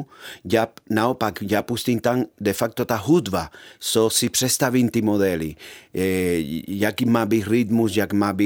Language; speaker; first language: Czech; non-native, fluent; Spanish